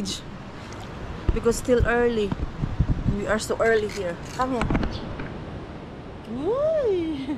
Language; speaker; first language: English; non-native, local second language; Filipino